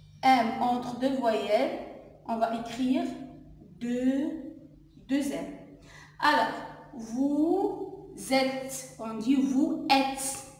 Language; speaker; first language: French; non-native, local second language; Arabic